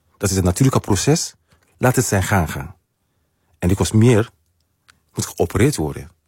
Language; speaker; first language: Dutch; non-native, fluent; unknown